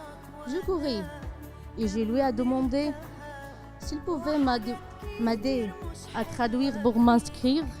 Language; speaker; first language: French; non-native, learner; Arabic